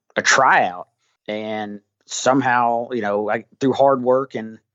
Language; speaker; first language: English; native; English